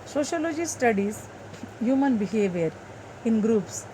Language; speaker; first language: English; non-native, local second language; Kannada